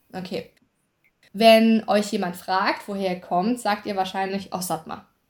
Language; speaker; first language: German; native; German